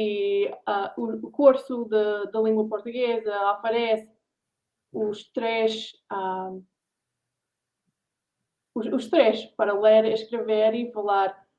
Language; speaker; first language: Portuguese; non-native, learner; English